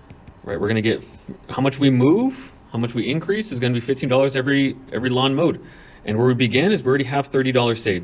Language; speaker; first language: English; native; English